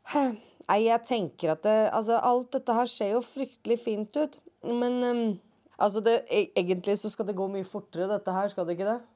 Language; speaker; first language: Norwegian; native; Norwegian